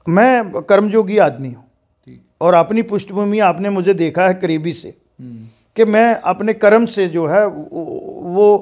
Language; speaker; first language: Hindi; non-native, local second language; Dogri